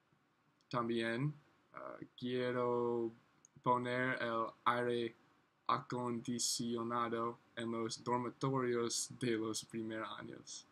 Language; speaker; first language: Spanish; non-native, learner; English